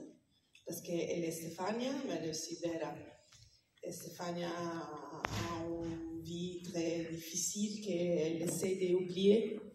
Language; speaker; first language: French; non-native, learner; Italian